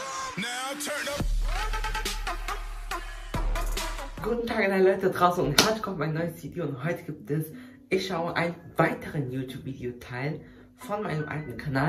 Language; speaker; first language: German; early bilingual, other home language; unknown